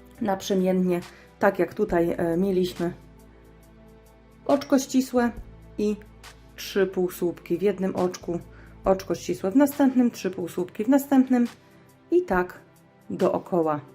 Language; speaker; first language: Polish; native; Polish